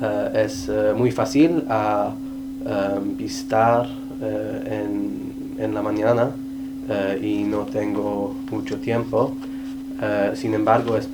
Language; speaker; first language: Spanish; non-native, learner; English